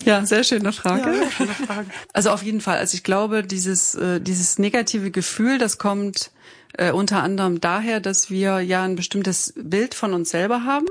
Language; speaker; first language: German; native; German